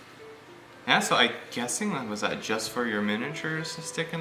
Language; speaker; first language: English; native; English